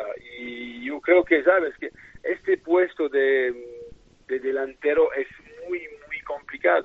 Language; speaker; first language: Spanish; non-native, fluent; French